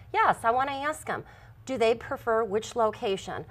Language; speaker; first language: English; native; English